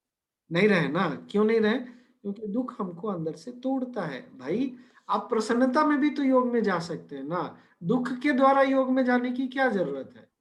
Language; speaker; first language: Hindi; native; Hindi